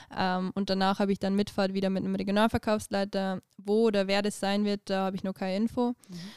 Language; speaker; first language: German; native; German